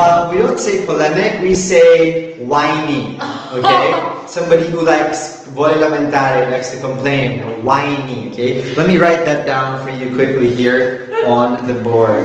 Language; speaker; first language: English; native; English